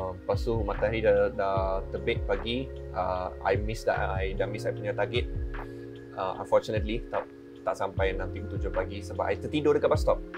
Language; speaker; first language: Malay; non-native, local second language; Tamil